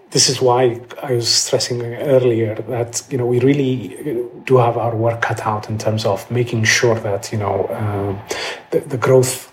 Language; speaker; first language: English; non-native, fluent; Amharic